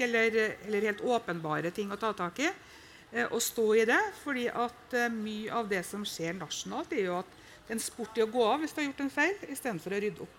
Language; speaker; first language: Norwegian; native; Norwegian